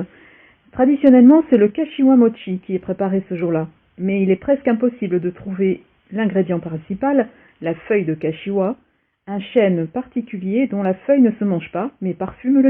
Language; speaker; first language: French; native; French